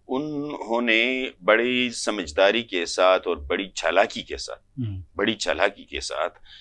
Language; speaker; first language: Urdu; non-native, local second language; Pashto